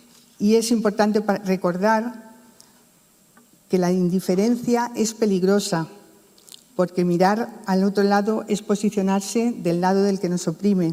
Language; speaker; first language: Spanish; native; Spanish